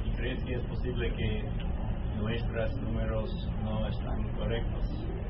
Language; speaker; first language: Spanish; non-native, learner; English